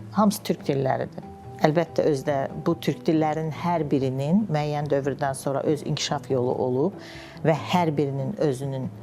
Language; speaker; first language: Azerbaijani; native; Azerbaijani